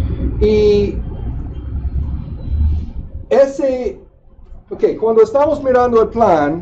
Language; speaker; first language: Spanish; non-native, fluent; English